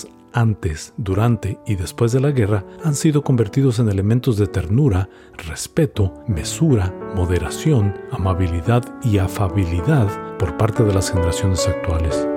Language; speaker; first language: Spanish; native; Spanish